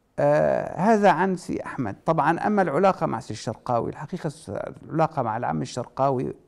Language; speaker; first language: Arabic; native; Arabic